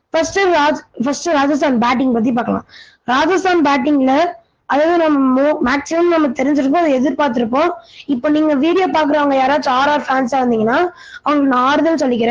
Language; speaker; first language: Tamil; native; Tamil